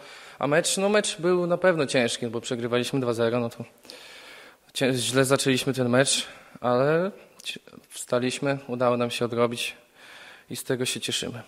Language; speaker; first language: Polish; native; Polish